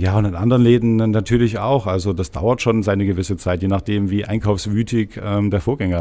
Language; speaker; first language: German; native; German